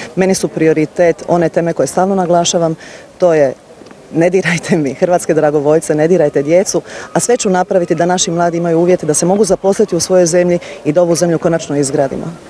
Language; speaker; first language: Croatian; early bilingual, heritage; Croatian